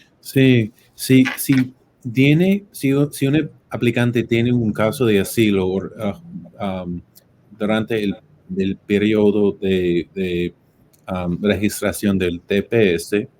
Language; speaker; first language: Spanish; non-native, fluent; English